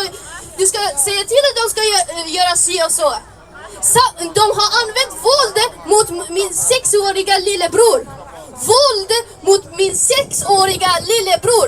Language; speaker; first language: Swedish; early bilingual, other home language; Somali